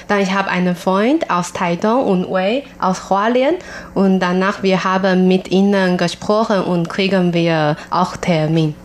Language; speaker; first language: German; non-native, learner; Chinese